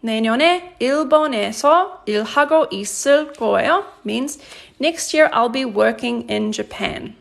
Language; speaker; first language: Korean; non-native, fluent; English